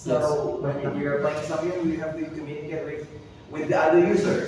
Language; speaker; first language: English; non-native, fluent; Indonesian